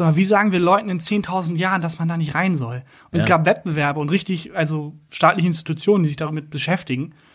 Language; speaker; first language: German; native; German